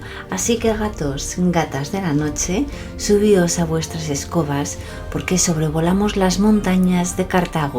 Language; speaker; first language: Spanish; native; Spanish